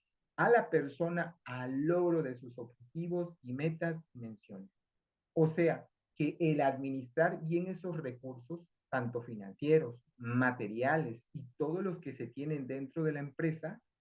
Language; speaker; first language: Spanish; native; Spanish